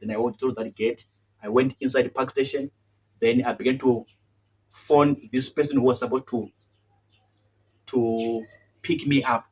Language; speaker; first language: English; non-native, local second language; Shona